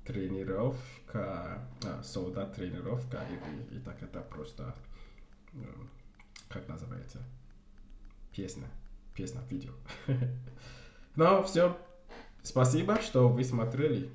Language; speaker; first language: Russian; non-native, learner; English